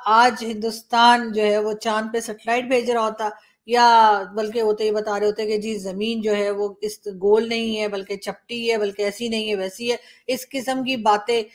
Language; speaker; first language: Urdu; native; Urdu